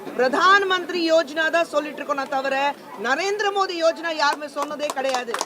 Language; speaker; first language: Tamil; non-native, fluent; Hindi